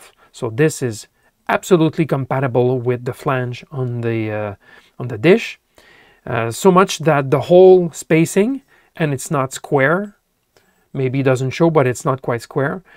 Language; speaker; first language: English; non-native, local second language; French